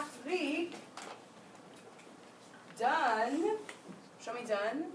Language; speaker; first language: French; non-native, fluent; English